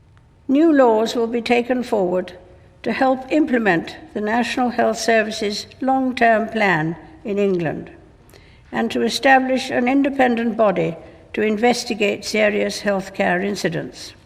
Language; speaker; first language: English; native; English